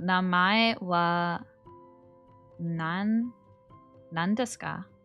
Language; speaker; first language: Japanese; non-native, learner; English